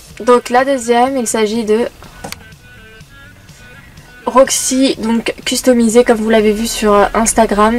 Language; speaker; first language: French; native; French